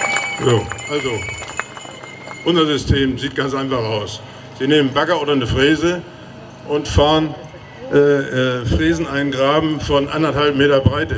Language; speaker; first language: German; native; German